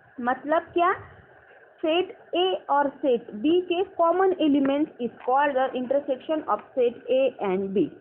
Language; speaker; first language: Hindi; non-native, local second language; Marathi